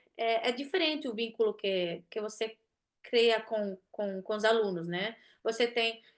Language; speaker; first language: Portuguese; non-native, fluent; Italian